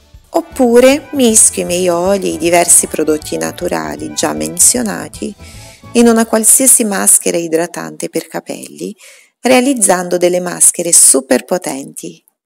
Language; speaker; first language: Italian; non-native, fluent; Portuguese